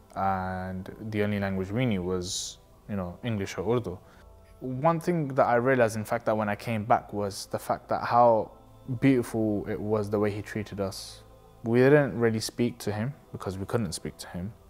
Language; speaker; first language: English; native; English